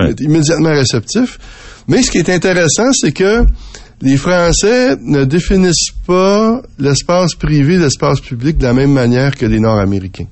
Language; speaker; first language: French; native; French